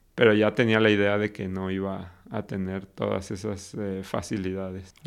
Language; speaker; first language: Spanish; native; Spanish